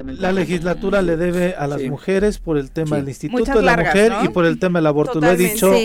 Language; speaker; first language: Spanish; native; Spanish